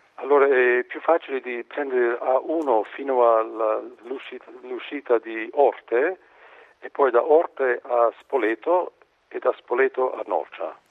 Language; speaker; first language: Italian; non-native, fluent; English